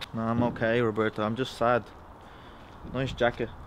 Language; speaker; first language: English; native; English